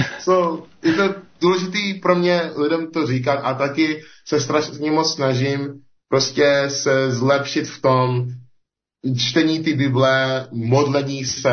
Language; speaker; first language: Czech; non-native, fluent; English